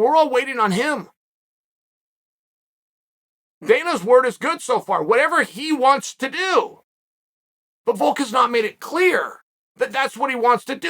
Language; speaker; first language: English; native; English